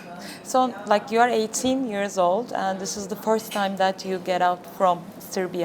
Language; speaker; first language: English; non-native, fluent; Turkish